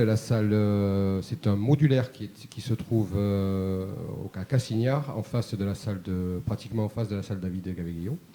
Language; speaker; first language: French; native; French